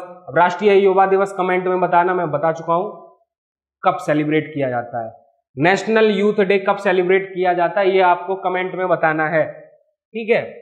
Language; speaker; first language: Hindi; native; Hindi